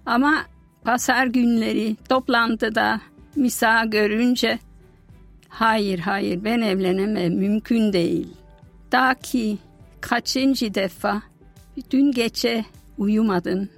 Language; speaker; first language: Turkish; non-native, fluent; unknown